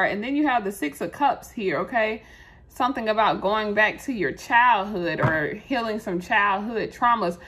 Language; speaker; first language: English; native; English